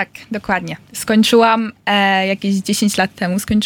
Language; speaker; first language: Polish; early bilingual, heritage; Polish